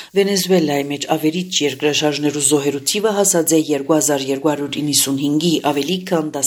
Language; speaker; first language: Armenian; native; Armenian